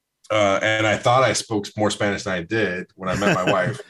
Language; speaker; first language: English; native; English